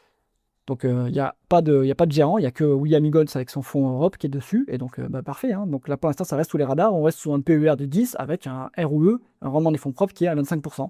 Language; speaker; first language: French; native; French